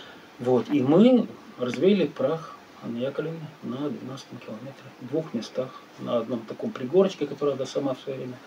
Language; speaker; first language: Russian; native; Russian